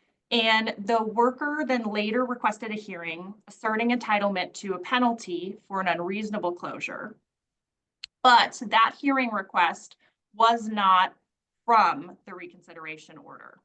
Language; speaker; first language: English; native; English